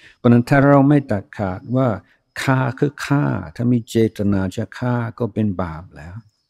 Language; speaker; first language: Thai; non-native, fluent; English